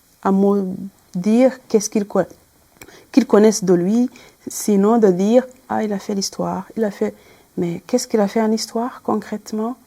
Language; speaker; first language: French; non-native, local second language; Kinyarwanda